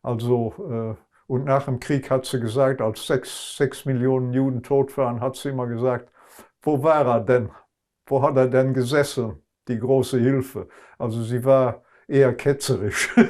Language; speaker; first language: German; non-native, local second language; Luxembourgish